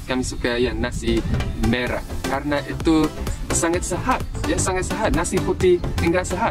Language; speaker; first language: Indonesian; non-native, learner; English